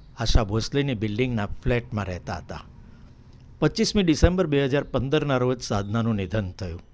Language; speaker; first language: Gujarati; native; Gujarati